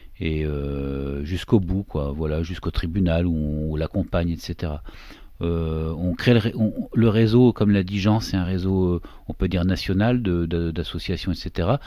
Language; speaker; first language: French; native; French